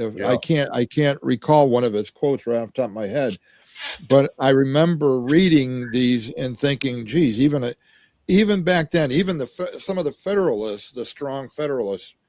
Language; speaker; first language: English; native; English